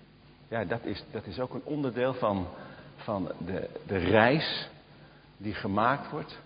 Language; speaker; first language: Dutch; native; Dutch